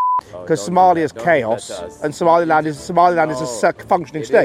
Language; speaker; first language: English; native; English